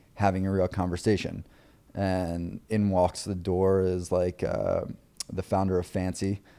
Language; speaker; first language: English; native; English